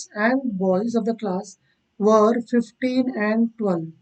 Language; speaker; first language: English; non-native, local second language; Kannada